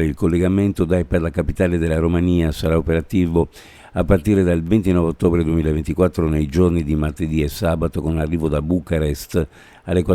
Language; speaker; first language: Italian; native; Italian